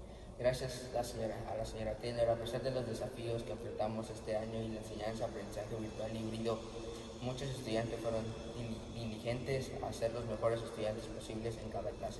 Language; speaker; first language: Spanish; early bilingual, other home language; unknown